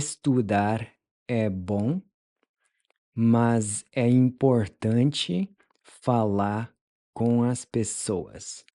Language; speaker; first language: Portuguese; non-native, fluent; English